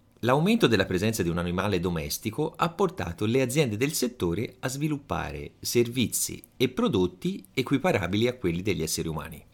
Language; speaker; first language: Italian; native; Italian